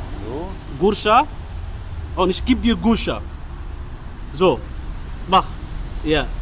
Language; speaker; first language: German; non-native, learner; Amharic